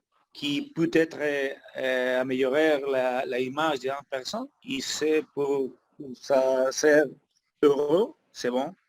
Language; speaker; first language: French; non-native, learner; Spanish